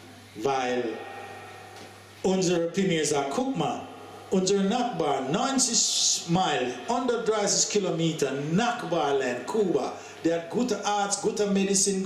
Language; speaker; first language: German; non-native, learner; English